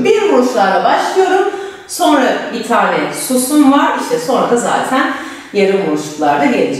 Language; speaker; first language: Turkish; native; Turkish